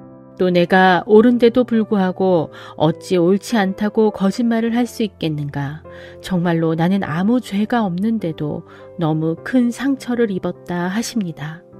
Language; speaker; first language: Korean; native; Korean